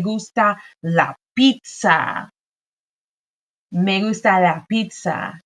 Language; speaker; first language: Spanish; non-native, fluent; English